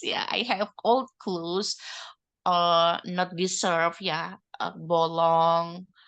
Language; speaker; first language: English; non-native, learner; Indonesian